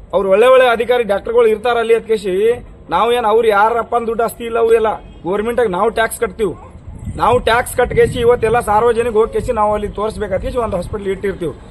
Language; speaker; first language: Kannada; non-native, local second language; Lambadi